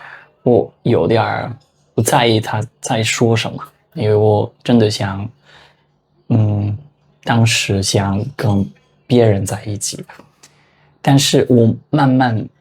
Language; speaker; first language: Chinese; non-native, fluent; Spanish